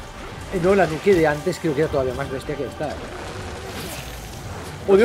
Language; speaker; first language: Spanish; native; Spanish